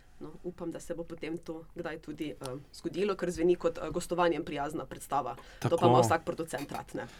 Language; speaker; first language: Slovenian; native; Slovenian